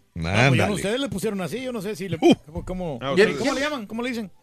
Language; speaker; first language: Spanish; native; Spanish